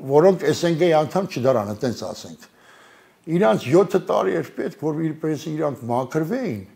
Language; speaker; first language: Armenian; native; Armenian